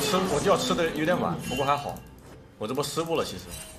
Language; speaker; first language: Chinese; native; Chinese